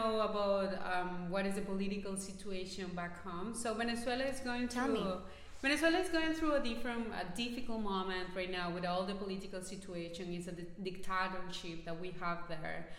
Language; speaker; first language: English; non-native, fluent; Spanish